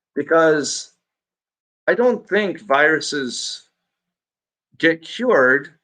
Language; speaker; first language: English; non-native, local second language; Filipino